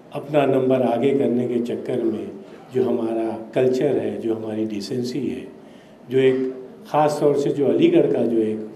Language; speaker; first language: Urdu; native; Urdu